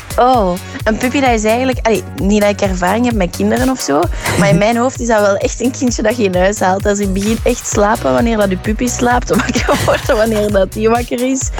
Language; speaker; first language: Dutch; native; Dutch